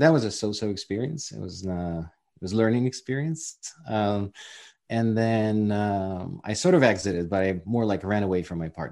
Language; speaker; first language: English; non-native, fluent; Ukrainian